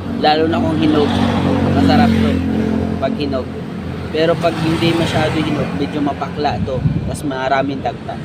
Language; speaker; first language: Filipino; non-native, local second language; Waray